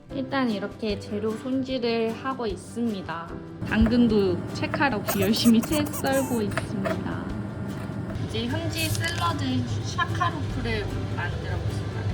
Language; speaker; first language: Korean; native; Korean